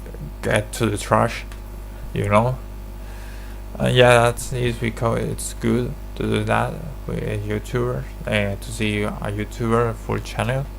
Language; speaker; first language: English; non-native, learner; Spanish